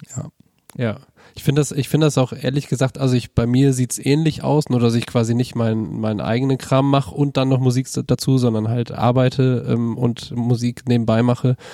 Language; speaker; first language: German; native; German